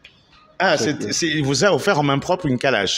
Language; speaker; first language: French; native; French